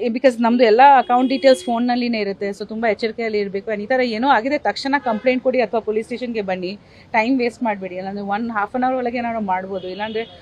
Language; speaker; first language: Kannada; non-native, fluent; Bangla